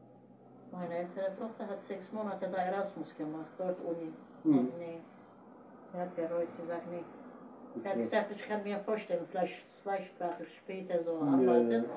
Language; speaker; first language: German; non-native, learner; Turkish